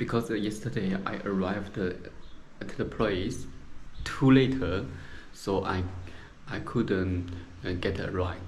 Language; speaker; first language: English; non-native, fluent; Chinese